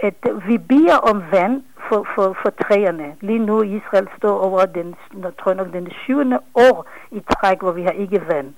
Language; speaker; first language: Danish; non-native, fluent; Hebrew